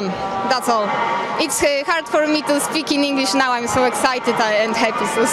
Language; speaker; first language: English; non-native, learner; Polish